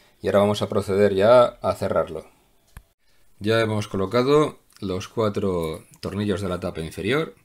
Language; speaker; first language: Spanish; native; Spanish